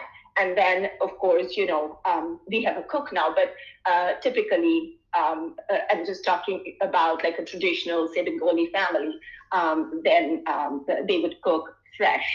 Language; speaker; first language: English; non-native, local second language; Bangla